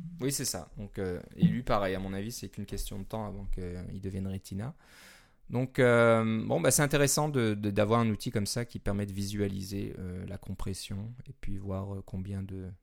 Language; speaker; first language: French; native; French